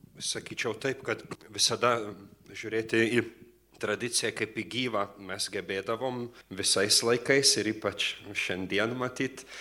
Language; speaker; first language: Lithuanian; native; Lithuanian